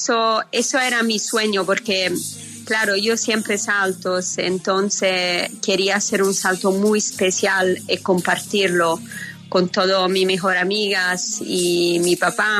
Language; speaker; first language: Spanish; non-native, fluent; Italian